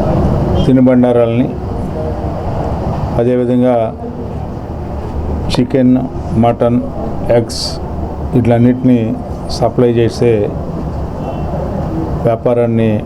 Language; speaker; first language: Telugu; native; Telugu